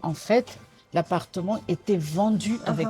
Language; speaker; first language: French; non-native, local second language; Malagasy